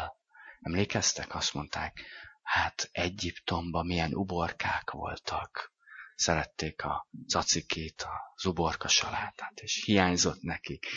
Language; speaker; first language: Hungarian; native; Hungarian